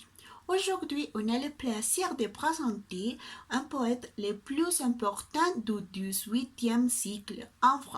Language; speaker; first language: French; non-native, learner; Spanish